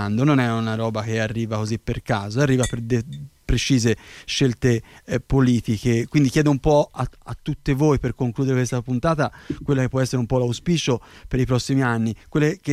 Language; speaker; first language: Italian; native; Italian